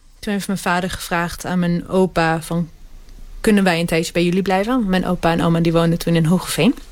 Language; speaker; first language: Dutch; early bilingual, other home language; Hebrew